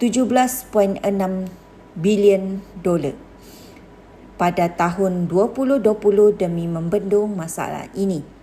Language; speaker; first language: Malay; native; Malay